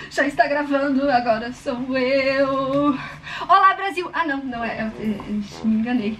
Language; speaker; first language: Portuguese; native; Portuguese